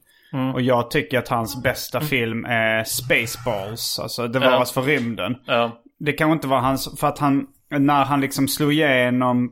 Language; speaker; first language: Swedish; native; Swedish